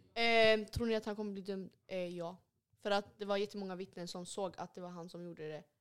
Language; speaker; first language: Swedish; early bilingual, other home language; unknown